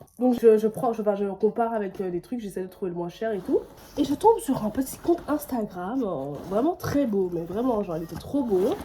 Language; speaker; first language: French; native; French